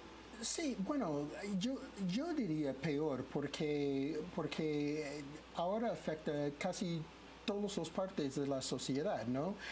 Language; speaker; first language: Spanish; non-native, fluent; English